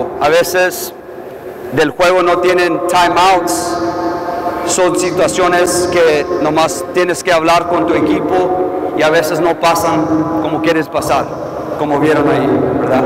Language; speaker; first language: Spanish; early bilingual, heritage; English